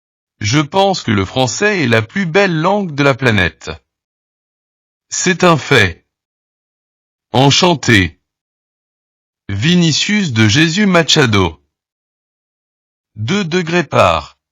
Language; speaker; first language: French; non-native, learner; Portuguese